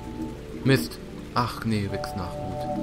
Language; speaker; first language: German; native; German